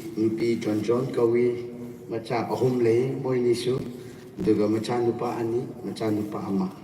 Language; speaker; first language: Manipuri; non-native, local second language; Rongmei Naga